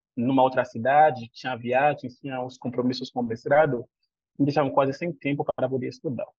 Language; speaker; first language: Portuguese; non-native, fluent; Haitian Creole